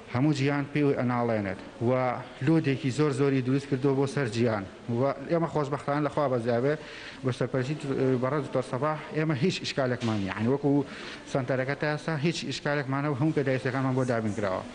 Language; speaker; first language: Central Kurdish; native; Central Kurdish